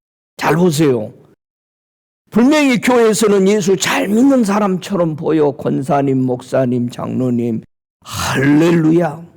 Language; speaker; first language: Korean; native; Korean